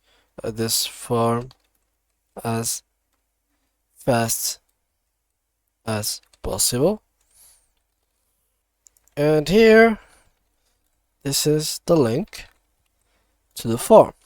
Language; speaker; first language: English; non-native, fluent; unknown